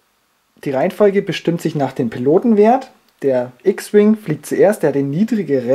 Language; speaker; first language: German; native; German